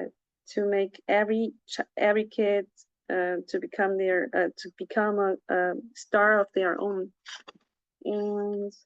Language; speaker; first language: English; non-native, fluent; Chinese